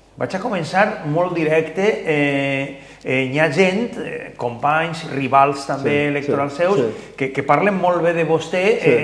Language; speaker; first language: Catalan; native; Catalan